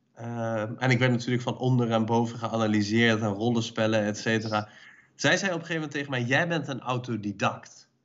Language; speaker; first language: Dutch; early bilingual, other home language; Persian